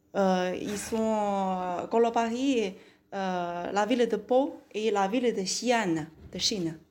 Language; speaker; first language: French; non-native, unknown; Chinese